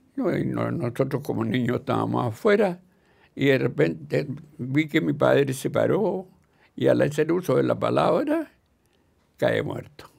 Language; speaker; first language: Spanish; native; Spanish